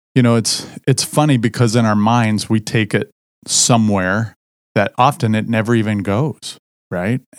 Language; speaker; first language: English; native; English